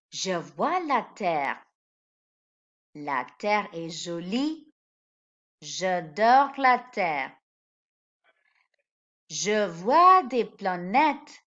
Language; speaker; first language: French; non-native, fluent; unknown